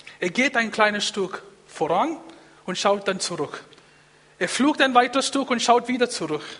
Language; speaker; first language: German; non-native, fluent; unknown